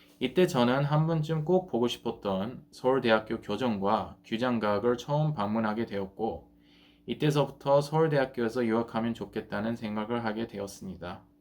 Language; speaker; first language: Korean; early bilingual, heritage; English